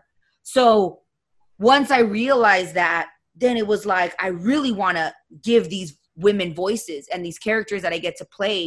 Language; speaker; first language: English; native; English